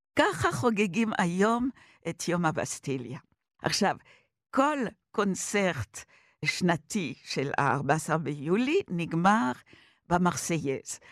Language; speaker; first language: Hebrew; non-native, fluent; French